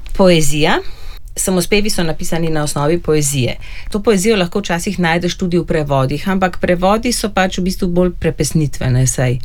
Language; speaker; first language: Slovenian; native; Slovenian